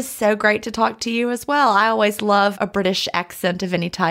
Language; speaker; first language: English; native; English